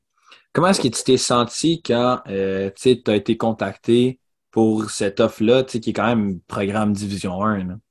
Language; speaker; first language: French; native; French